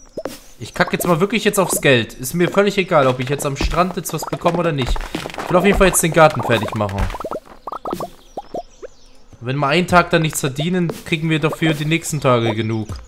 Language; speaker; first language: German; native; German